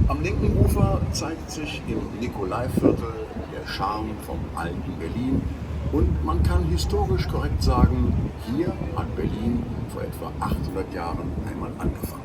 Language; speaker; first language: German; native; German